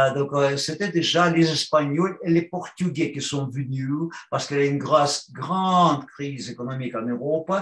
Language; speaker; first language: French; non-native, fluent; Russian